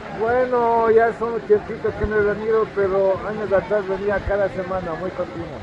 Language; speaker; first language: Spanish; native; Spanish